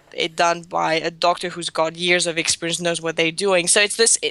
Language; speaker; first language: English; non-native, fluent; Greek